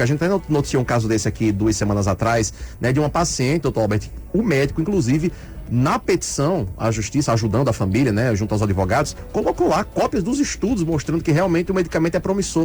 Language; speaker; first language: Portuguese; native; Portuguese